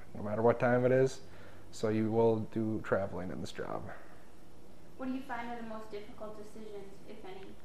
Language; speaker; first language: English; native; English